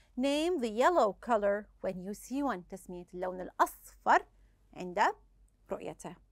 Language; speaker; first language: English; non-native, fluent; Arabic